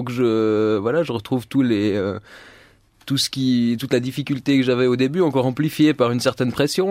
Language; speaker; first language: French; native; French